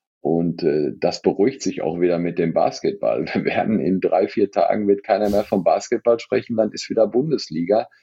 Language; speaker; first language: German; native; German